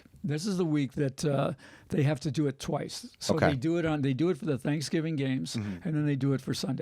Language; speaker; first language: English; native; English